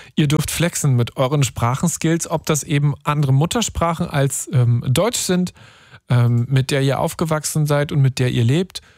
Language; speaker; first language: German; native; German